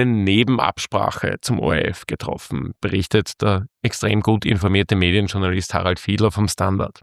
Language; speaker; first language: German; native; German